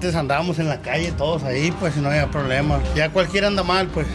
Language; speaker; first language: Spanish; native; Spanish